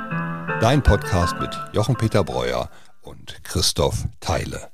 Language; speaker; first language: German; native; German